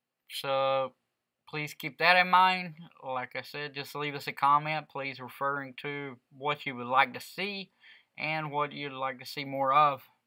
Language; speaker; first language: English; early bilingual, other home language; Spanish